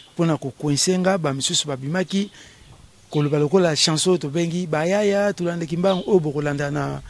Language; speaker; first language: Lingala; non-native, local second language; Kongo